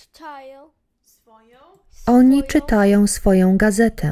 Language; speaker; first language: Polish; non-native, learner; English